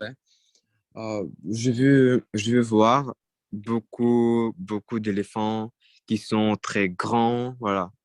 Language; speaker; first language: French; non-native, learner; Russian